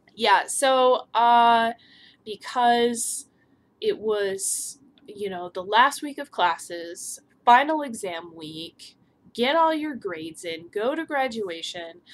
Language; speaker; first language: English; native; English